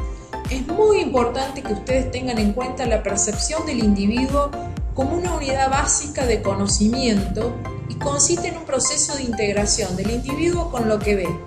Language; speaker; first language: Spanish; native; Spanish